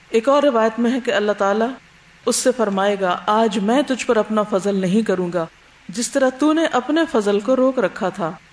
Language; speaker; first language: Urdu; native; Urdu